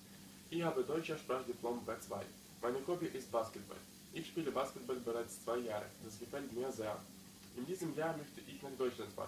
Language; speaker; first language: German; non-native, learner; Ukrainian